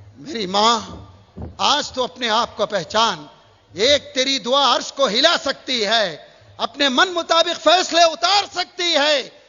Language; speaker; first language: Urdu; native; Urdu